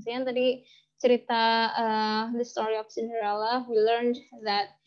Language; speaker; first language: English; non-native, fluent; Indonesian